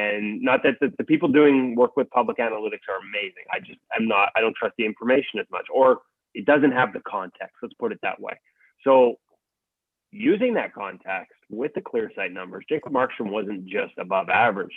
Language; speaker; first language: English; native; English